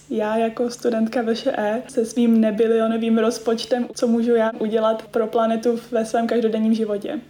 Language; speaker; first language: Czech; native; Czech